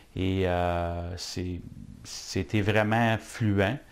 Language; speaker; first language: French; native; French